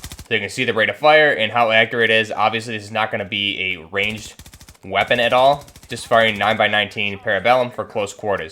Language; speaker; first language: English; native; English